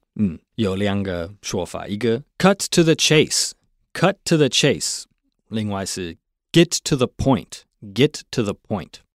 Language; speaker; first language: Chinese; non-native, fluent; English